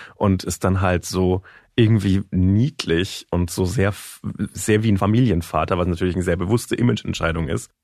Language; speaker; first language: German; native; German